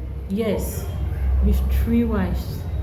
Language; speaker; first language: English; non-native, learner; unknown